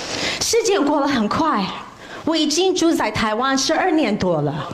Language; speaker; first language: Chinese; non-native, fluent; English